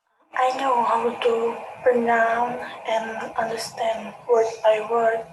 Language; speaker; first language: English; non-native, learner; Indonesian